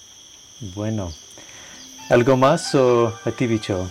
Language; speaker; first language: Spanish; non-native, learner; English